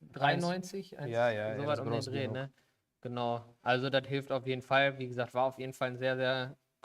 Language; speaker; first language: German; native; German